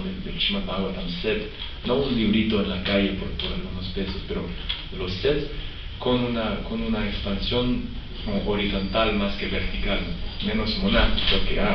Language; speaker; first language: Spanish; non-native, fluent; French